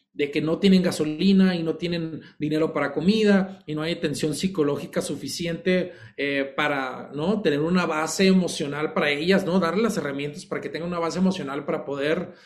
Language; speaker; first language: Spanish; native; Spanish